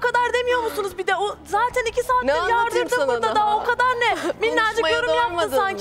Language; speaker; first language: Turkish; native; Turkish